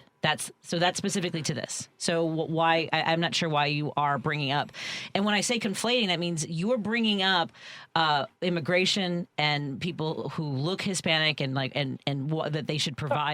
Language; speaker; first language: English; native; English